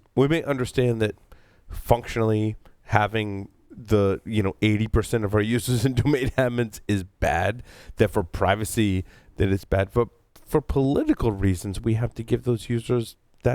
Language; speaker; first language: English; native; English